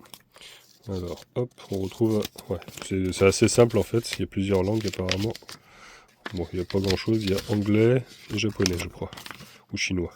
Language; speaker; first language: French; native; French